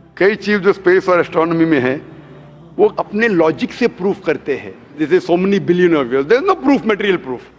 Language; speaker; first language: Hindi; non-native, local second language; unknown